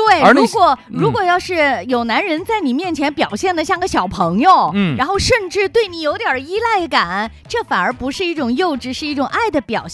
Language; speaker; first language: Chinese; native; Chinese